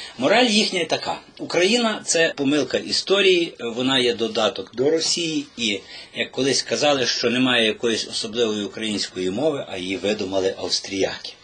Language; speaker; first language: Ukrainian; native; Ukrainian